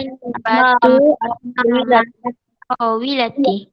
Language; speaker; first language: Arabic; non-native, learner; Malay